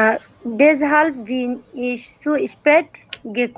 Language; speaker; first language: German; non-native, learner; Bangla